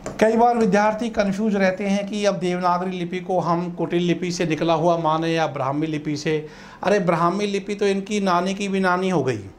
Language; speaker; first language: Hindi; native; Hindi